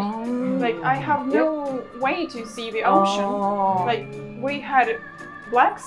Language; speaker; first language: English; non-native, fluent; Ukrainian